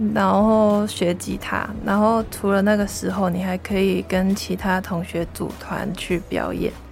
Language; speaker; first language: Chinese; non-native, local second language; Cantonese